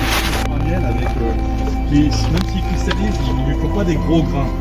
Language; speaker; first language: French; native; French